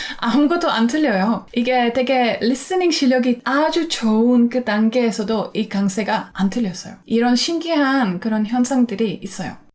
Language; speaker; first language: Korean; non-native, fluent; Czech